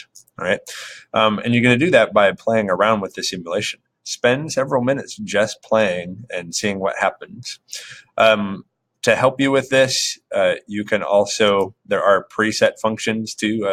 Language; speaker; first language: English; native; English